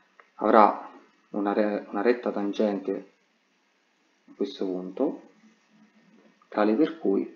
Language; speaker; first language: Italian; native; Italian